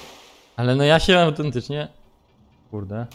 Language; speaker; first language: Polish; native; Polish